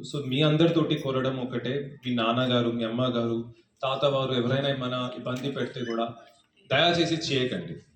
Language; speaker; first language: Telugu; non-native, fluent; Hindi